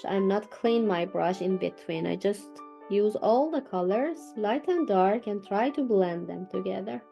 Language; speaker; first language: English; non-native, fluent; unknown